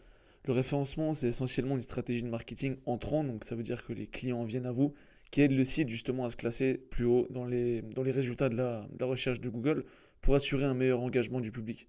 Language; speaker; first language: French; native; French